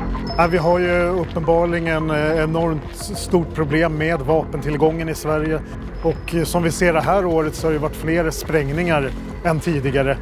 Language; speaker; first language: Swedish; native; Swedish